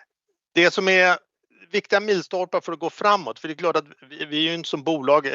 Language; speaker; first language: Swedish; native; Swedish